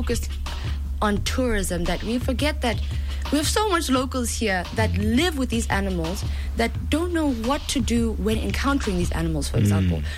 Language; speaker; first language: English; native; English